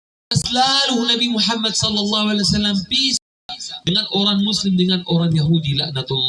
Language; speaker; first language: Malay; non-native, fluent; Arabic